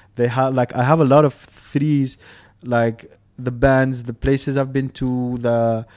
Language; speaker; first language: English; non-native, fluent; Arabic